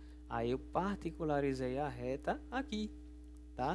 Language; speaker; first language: Portuguese; native; Portuguese